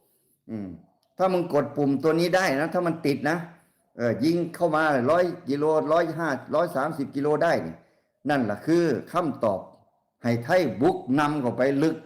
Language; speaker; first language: Thai; non-native, local second language; Lao